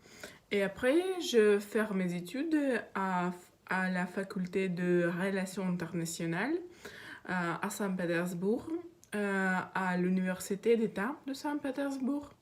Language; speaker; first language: French; non-native, learner; Russian